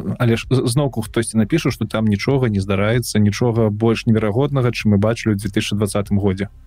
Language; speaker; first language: Belarusian; non-native, local second language; Russian